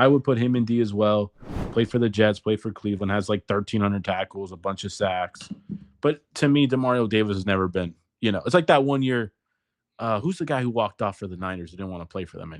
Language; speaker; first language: English; native; English